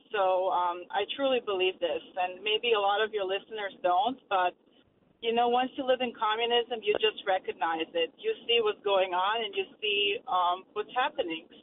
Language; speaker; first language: English; early bilingual, other home language; Croatian